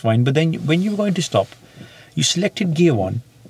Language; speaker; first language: English; native; English